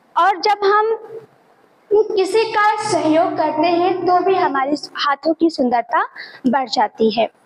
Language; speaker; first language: Hindi; native; Hindi